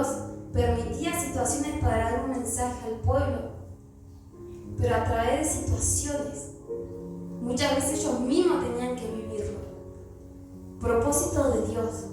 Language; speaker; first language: Spanish; native; Spanish